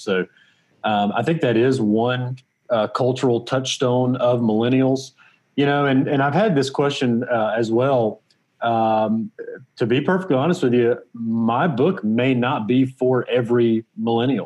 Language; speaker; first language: English; native; English